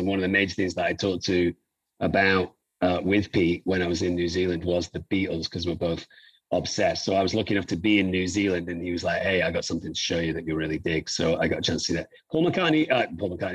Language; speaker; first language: English; native; English